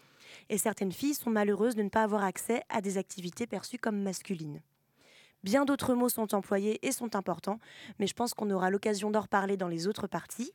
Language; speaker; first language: French; native; French